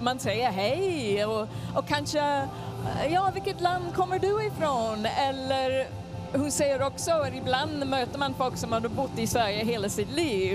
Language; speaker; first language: Swedish; non-native, fluent; English